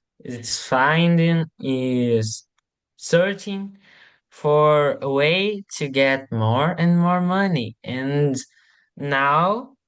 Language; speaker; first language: English; non-native, learner; Portuguese